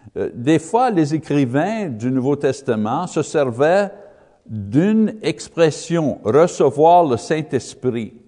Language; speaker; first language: French; non-native, learner; English